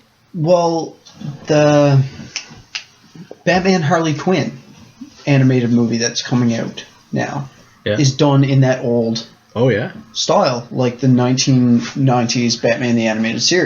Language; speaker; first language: English; native; English